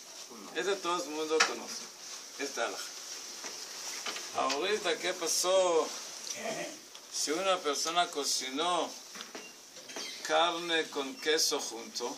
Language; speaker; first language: Spanish; non-native, fluent; Hebrew